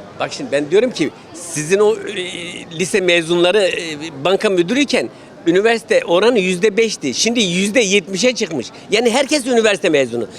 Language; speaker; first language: Turkish; native; Turkish